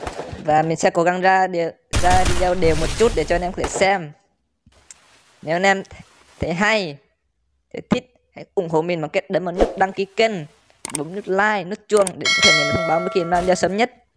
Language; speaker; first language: Vietnamese; native; Vietnamese